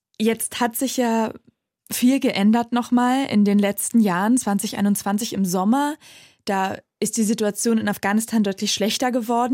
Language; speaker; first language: German; native; German